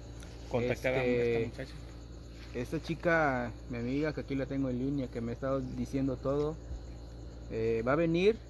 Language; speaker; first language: Spanish; native; Spanish